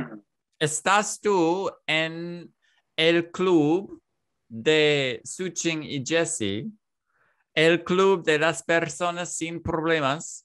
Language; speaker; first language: Spanish; non-native, learner; English